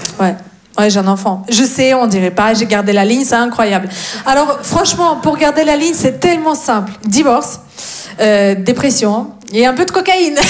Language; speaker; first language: French; non-native, fluent; Russian